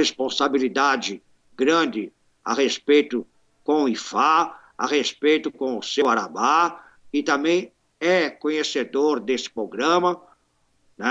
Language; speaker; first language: Portuguese; native; Portuguese